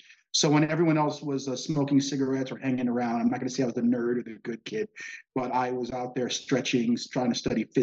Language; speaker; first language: English; native; English